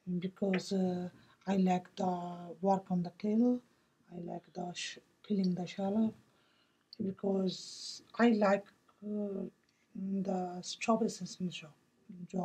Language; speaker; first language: English; non-native, learner; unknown